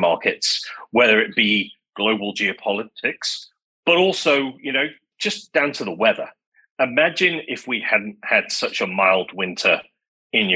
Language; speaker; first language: English; native; English